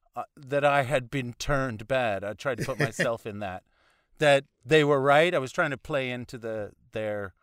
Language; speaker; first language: English; native; English